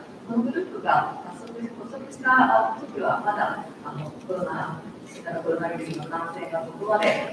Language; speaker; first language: Japanese; native; Japanese